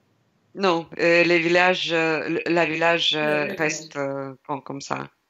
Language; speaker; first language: French; non-native, learner; Russian